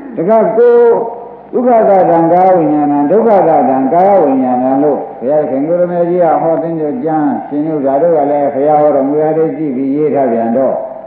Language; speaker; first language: Burmese; native; Burmese